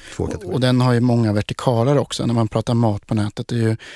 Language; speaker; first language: Swedish; native; Swedish